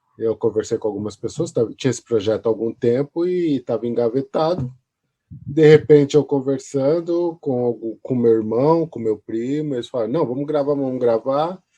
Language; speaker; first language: Portuguese; native; Portuguese